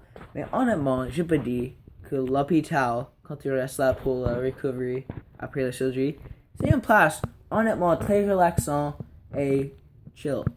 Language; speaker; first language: French; non-native, learner; English